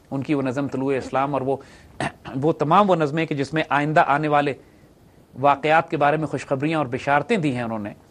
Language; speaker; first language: Urdu; native; Urdu